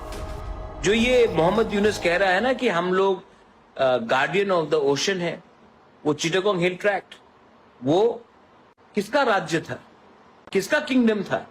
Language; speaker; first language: Hindi; non-native, local second language; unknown